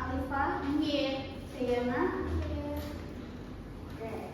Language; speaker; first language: English; non-native, learner; Indonesian